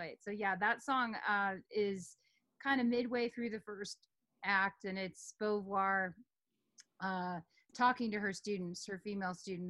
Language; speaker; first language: English; native; English